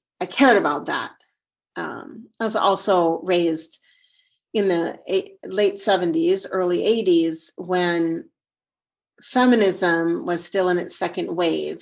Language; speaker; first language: English; native; English